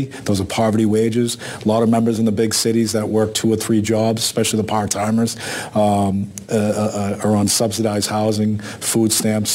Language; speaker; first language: English; native; English